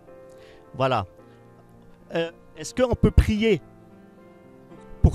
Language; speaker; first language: French; native; French